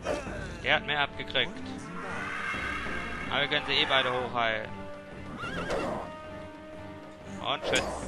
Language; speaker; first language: German; native; German